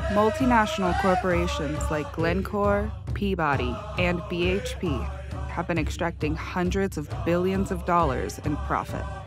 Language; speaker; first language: English; native; English